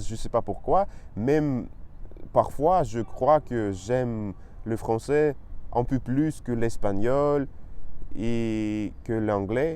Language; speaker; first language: French; non-native, learner; Russian